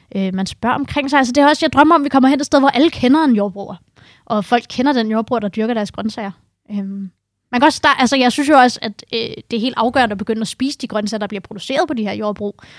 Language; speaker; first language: Danish; native; Danish